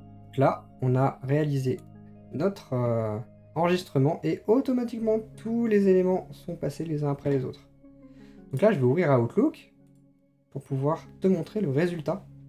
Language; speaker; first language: French; native; French